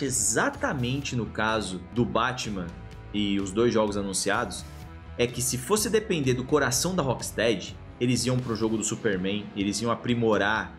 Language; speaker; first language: Portuguese; native; Portuguese